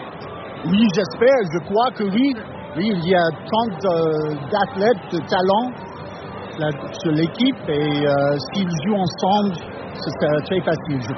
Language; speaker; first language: French; early bilingual, heritage; English